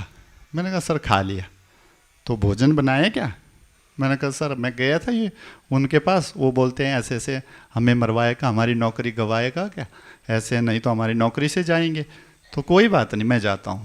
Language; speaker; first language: Hindi; native; Hindi